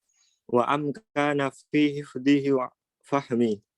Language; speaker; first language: Arabic; non-native, learner; Indonesian